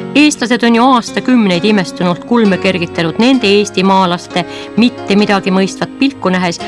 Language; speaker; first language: Estonian; native; Estonian